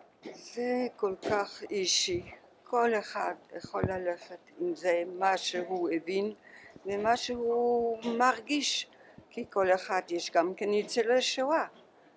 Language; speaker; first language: Hebrew; non-native, fluent; French